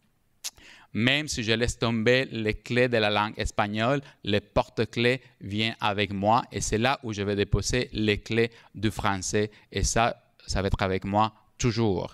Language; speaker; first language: French; non-native, fluent; Spanish